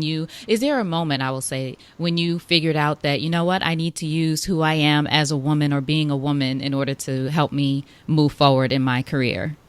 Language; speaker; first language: English; native; English